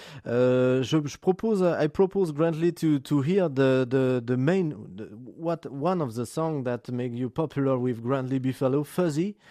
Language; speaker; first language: English; non-native, learner; French